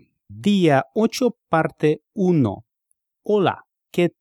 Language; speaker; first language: Spanish; non-native, fluent; Russian